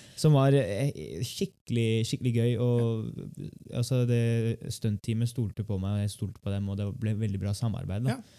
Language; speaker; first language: Norwegian; early bilingual, other home language; Turkish